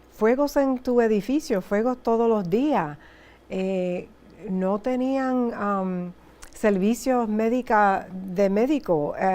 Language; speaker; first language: Spanish; early bilingual, heritage; Spanish